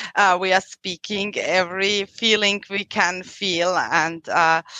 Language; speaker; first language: English; non-native, fluent; German